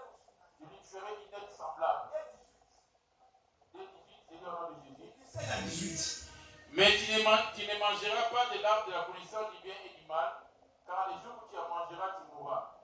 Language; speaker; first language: French; non-native, local second language; Lingala